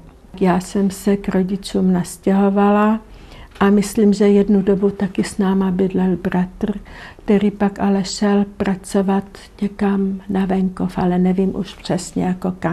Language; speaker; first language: Czech; non-native, local second language; German